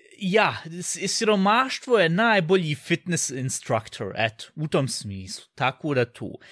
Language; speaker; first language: Bosnian; early bilingual, heritage; Bosnian